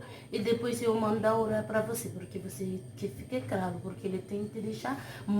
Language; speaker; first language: Portuguese; non-native, learner; Haitian Creole